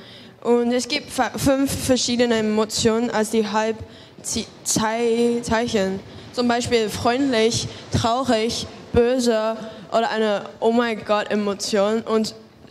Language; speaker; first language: German; non-native, learner; Cantonese